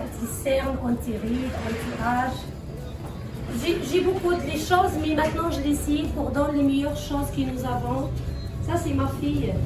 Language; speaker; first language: French; non-native, local second language; Arabic